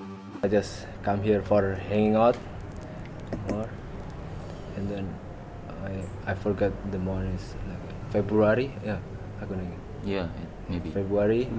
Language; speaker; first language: English; non-native, learner; Indonesian